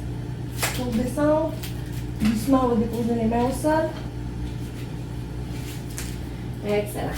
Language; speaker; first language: French; native; French